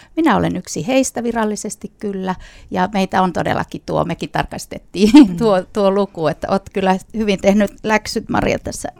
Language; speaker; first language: Finnish; non-native, local second language; Swedish